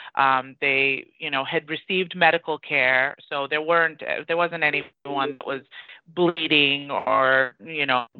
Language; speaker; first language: English; early bilingual, other home language; Persian